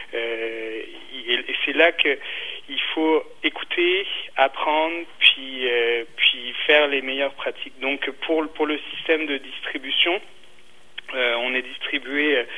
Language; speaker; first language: French; native; French